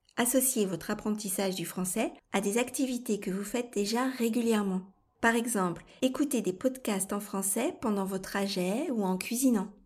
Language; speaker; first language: French; native; French